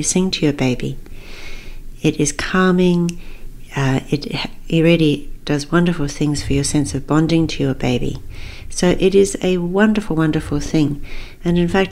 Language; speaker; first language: English; native; English